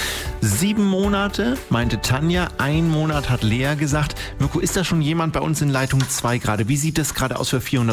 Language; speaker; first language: German; native; German